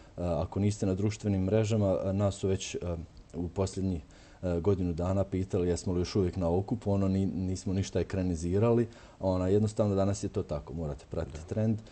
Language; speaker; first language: Croatian; native; Croatian